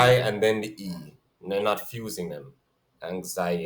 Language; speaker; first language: English; native; English